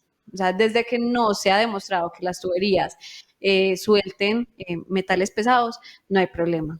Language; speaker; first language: Spanish; native; Spanish